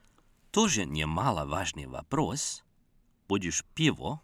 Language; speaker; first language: Russian; non-native, fluent; Dutch